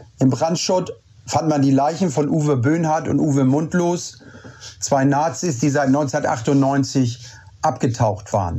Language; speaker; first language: German; native; German